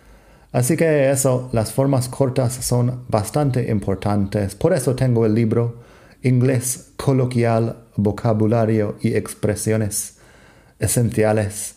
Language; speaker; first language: Spanish; non-native, fluent; English